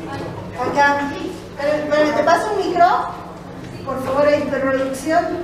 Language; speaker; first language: Spanish; native; Spanish